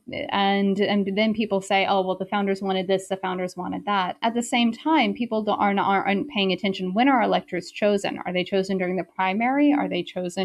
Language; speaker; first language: English; native; English